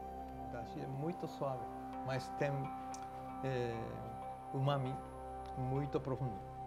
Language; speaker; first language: Portuguese; non-native, fluent; Japanese